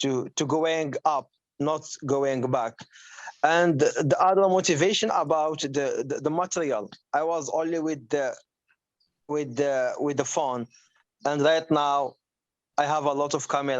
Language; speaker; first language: English; non-native, learner; Arabic